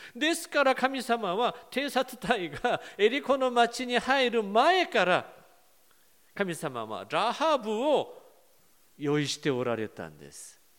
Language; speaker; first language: Japanese; non-native, fluent; Korean